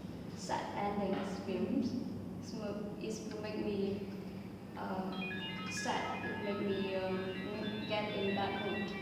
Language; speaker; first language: English; non-native, fluent; Vietnamese